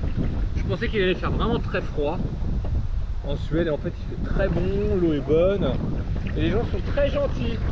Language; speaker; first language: French; native; French